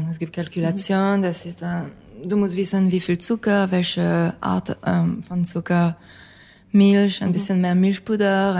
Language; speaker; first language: German; non-native, fluent; English